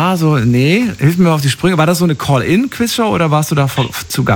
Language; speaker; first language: German; native; German